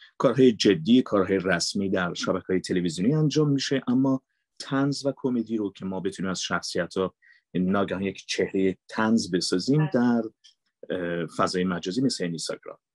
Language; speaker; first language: Persian; native; Persian